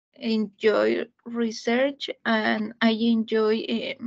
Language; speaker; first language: English; non-native, learner; Spanish